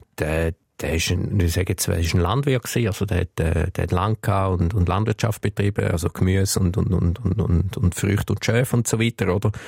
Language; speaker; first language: German; early bilingual, other home language; Turkish